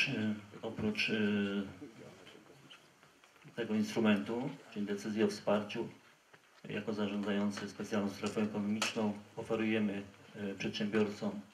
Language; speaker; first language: Polish; native; Polish